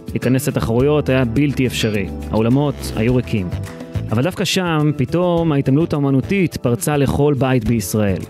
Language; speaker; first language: Hebrew; native; Hebrew